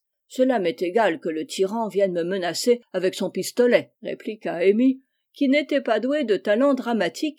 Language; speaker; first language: French; native; French